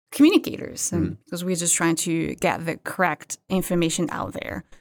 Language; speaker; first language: English; non-native, fluent; Chinese